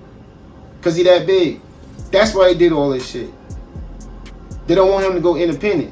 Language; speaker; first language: English; native; English